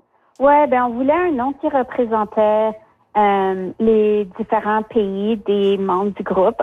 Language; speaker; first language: French; early bilingual, other home language; Spanish